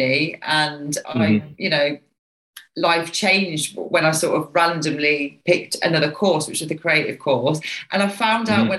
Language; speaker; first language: English; native; English